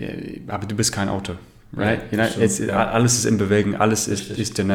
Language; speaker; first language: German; non-native, learner; English